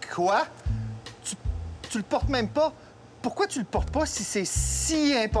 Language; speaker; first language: French; native; French